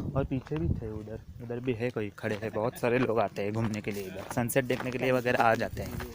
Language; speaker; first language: Hindi; non-native, local second language; Marathi